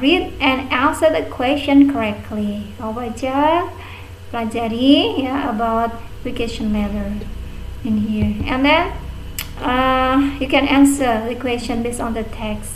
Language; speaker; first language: English; non-native, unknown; Indonesian